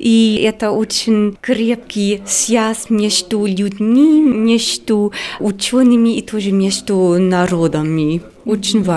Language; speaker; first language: Russian; non-native, fluent; German